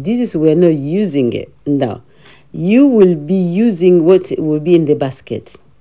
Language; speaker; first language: English; non-native, fluent; Lingala